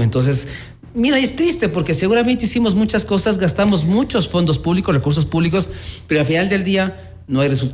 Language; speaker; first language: Spanish; native; Spanish